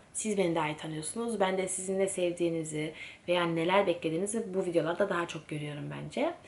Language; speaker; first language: Turkish; early bilingual, heritage; Turkish